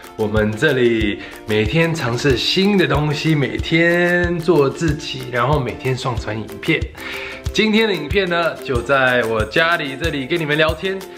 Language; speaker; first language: Chinese; early bilingual, heritage; Chinese